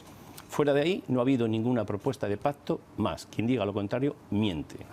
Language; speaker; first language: Spanish; native; Spanish